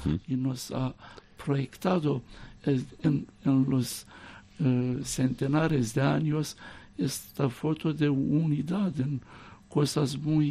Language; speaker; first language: Spanish; non-native, fluent; Romanian